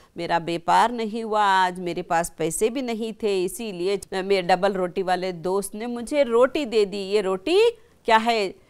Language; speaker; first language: Urdu; native; Urdu